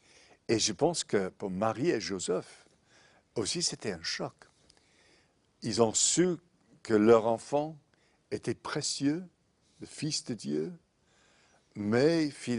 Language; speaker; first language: French; non-native, fluent; English